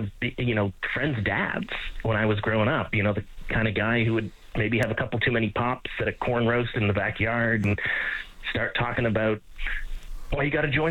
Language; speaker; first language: English; native; English